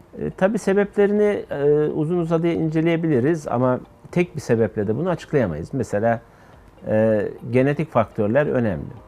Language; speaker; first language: Turkish; native; Turkish